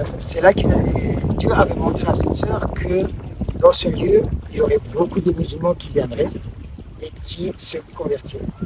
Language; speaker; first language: French; non-native, local second language; Arabic